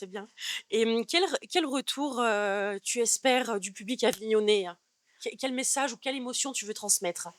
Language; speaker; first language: French; native; French